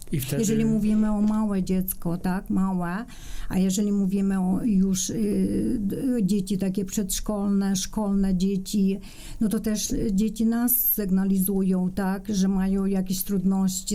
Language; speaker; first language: Polish; non-native, fluent; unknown